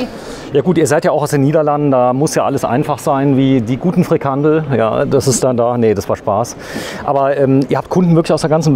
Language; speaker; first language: German; native; German